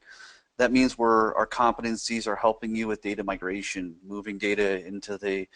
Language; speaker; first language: English; native; English